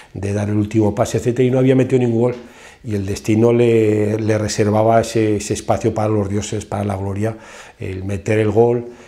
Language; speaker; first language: Spanish; native; Spanish